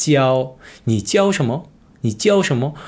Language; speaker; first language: Chinese; non-native, fluent; Korean